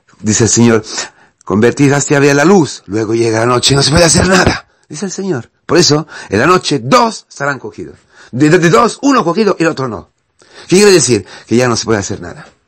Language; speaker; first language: Spanish; non-native, fluent; Italian